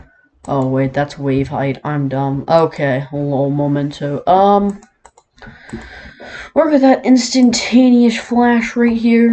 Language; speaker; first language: English; native; English